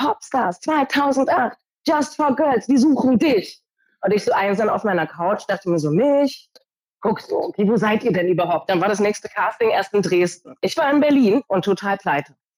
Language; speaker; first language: German; early bilingual, other home language; Portuguese